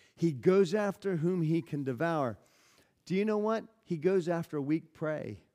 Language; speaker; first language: English; native; English